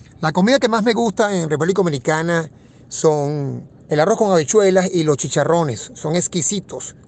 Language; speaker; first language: Spanish; native; Spanish